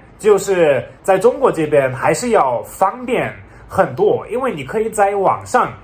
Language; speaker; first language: Chinese; non-native, fluent; German